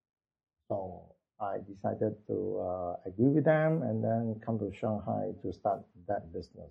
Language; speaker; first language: English; non-native, local second language; Cantonese